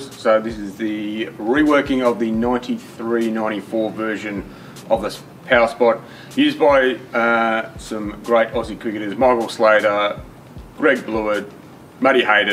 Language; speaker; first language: English; native; English